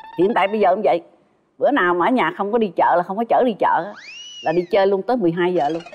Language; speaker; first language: Vietnamese; native; Vietnamese